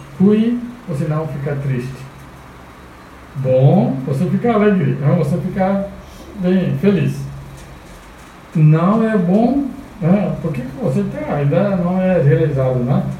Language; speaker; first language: Portuguese; non-native, fluent; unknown